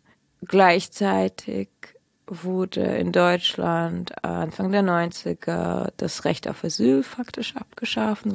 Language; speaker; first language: German; early bilingual, other home language; Russian